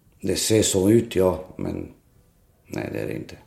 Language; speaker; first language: Swedish; non-native, local second language; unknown